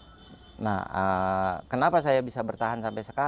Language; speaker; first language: Indonesian; native; Indonesian